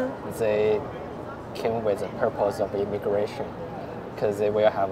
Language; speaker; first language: English; non-native, fluent; Chinese